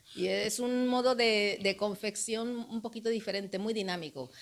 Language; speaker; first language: Spanish; native; Spanish